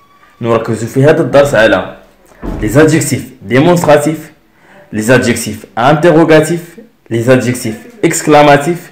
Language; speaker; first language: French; non-native, local second language; Arabic